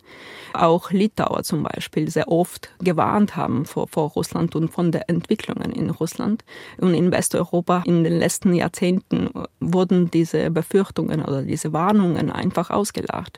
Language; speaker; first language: German; non-native, fluent; Ukrainian